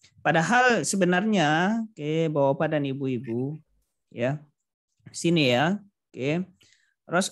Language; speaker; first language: Indonesian; non-native, local second language; Minangkabau